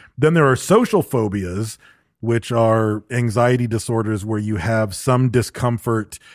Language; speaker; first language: English; native; English